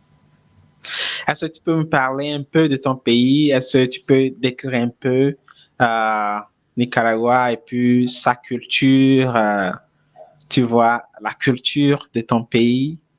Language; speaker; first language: French; non-native, fluent; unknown